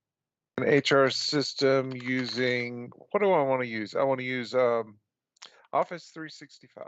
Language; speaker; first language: English; native; English